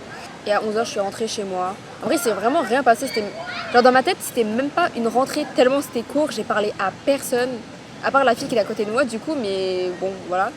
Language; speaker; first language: French; native; French